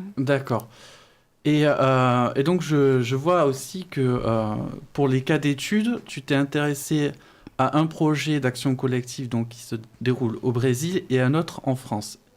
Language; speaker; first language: French; native; French